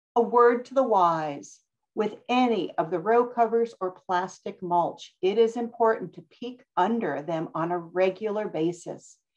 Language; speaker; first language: English; native; English